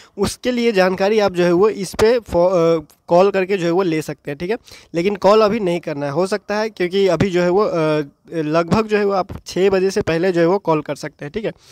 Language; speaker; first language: Hindi; native; Hindi